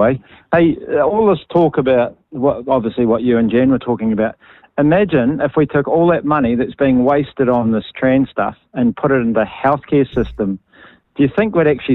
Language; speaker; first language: English; native; English